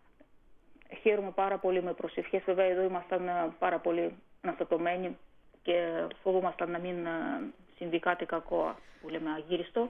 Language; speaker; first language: Greek; non-native, fluent; Armenian